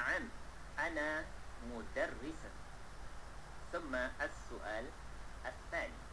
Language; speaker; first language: Arabic; non-native, fluent; Malay